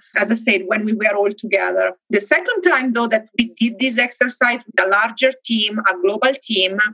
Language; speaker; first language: English; non-native, fluent; Italian